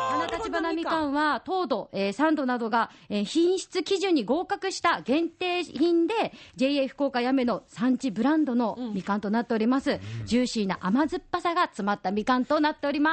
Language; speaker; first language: Japanese; native; Japanese